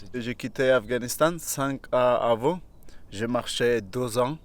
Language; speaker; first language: French; non-native, learner; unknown